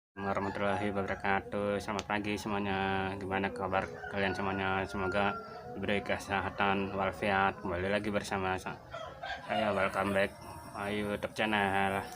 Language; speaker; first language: Indonesian; native; Indonesian